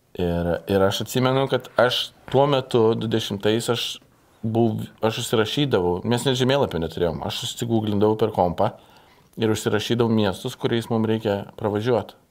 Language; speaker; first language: Lithuanian; native; Lithuanian